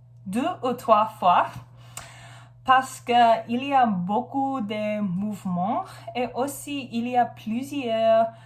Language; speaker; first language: French; non-native, learner; English